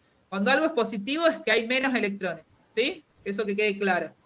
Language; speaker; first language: Spanish; native; Spanish